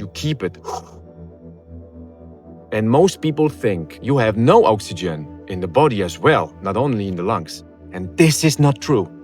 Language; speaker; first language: English; non-native, fluent; Polish